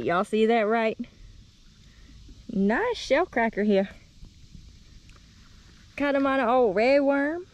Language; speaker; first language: English; native; English